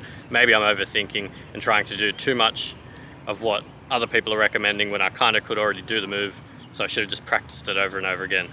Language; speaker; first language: English; native; English